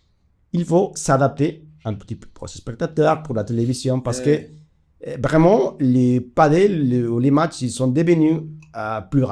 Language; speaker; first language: French; non-native, fluent; Spanish